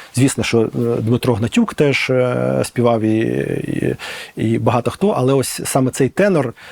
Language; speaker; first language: Ukrainian; native; Ukrainian